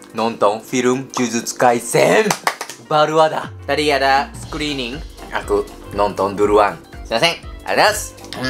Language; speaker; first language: Indonesian; non-native, learner; Japanese